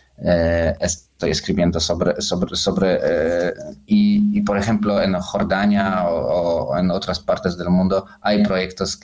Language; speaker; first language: Spanish; non-native, learner; Polish